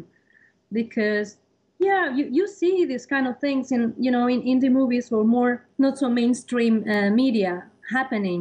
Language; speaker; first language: English; non-native, fluent; Spanish